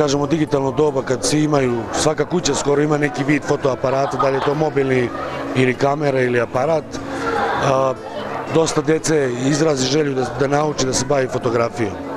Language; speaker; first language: Croatian; native; Croatian